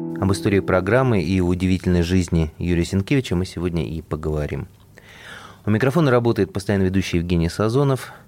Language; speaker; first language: Russian; native; Russian